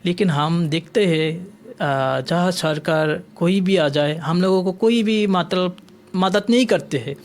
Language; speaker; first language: Hindi; non-native, learner; Bangla